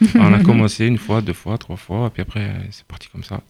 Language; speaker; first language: French; native; French